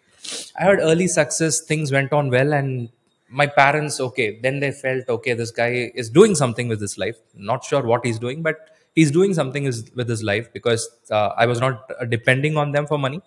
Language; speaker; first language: English; non-native, local second language; Tamil